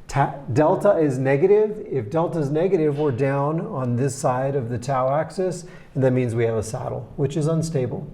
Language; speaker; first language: English; native; English